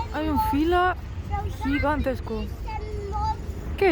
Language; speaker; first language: Spanish; non-native, fluent; Polish